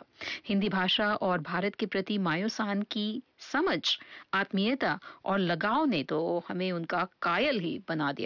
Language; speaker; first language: Hindi; native; Hindi